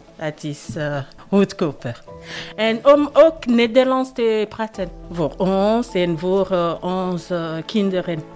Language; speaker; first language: Dutch; non-native, learner; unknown